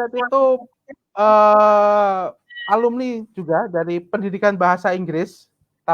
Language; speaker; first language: Indonesian; native; Indonesian